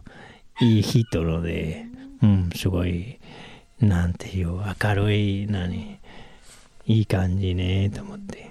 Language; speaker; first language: Japanese; non-native, learner; Spanish